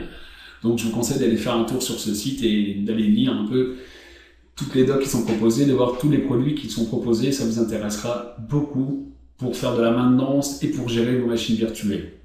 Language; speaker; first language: French; native; French